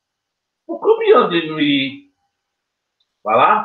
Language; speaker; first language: French; non-native, learner; Portuguese